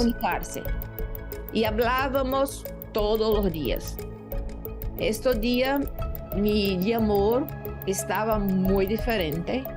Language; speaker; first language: Spanish; non-native, learner; Portuguese